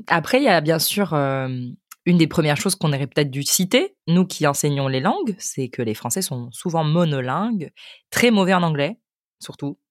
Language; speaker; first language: French; native; French